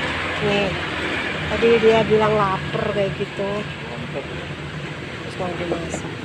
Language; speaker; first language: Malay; non-native, local second language; Javanese